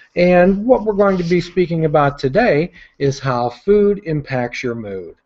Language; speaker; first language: English; native; English